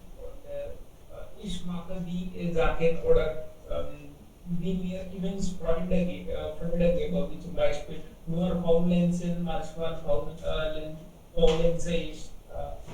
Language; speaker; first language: German; non-native, learner; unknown